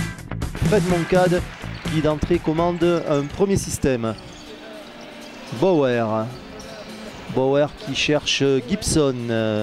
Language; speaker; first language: French; native; French